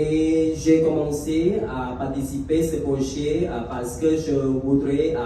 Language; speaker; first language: French; non-native, fluent; Thai